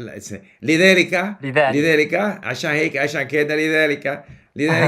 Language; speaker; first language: Arabic; non-native, learner; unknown